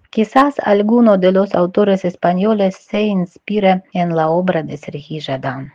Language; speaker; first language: Spanish; non-native, fluent; Ukrainian